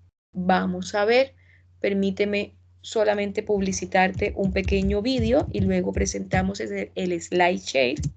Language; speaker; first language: Spanish; native; Spanish